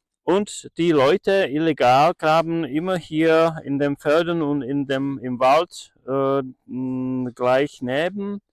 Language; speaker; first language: German; non-native, fluent; Czech